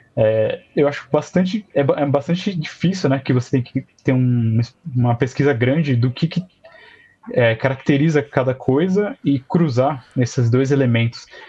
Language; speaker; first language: Portuguese; native; Portuguese